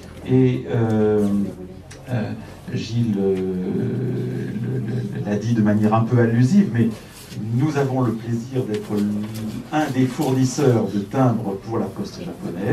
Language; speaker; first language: French; native; French